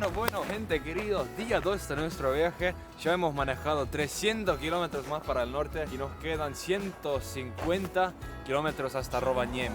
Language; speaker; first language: Spanish; non-native, fluent; Estonian